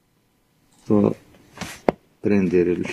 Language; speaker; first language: Italian; non-native, learner; Arabic